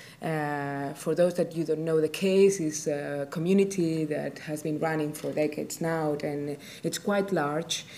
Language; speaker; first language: English; non-native, fluent; Catalan